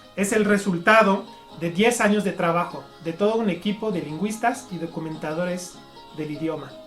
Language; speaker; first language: Spanish; non-native, fluent; French